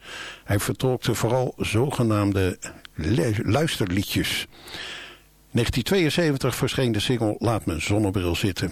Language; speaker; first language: Dutch; native; Dutch